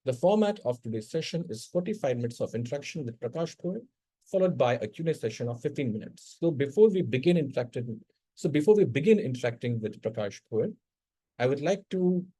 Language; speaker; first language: English; non-native, local second language; Hindi